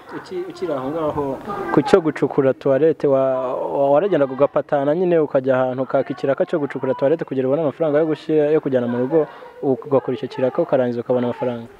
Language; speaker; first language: Kinyarwanda; native; Kinyarwanda